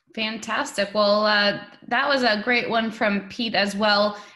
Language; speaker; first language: English; native; English